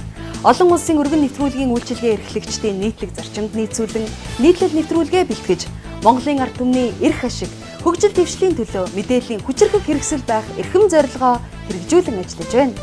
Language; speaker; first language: Mongolian; native; Mongolian